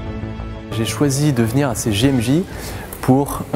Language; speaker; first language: French; native; French